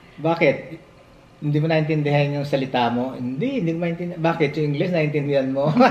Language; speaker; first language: Filipino; native; Filipino